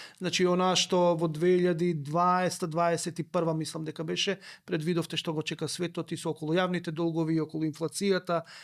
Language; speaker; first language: Macedonian; native; Macedonian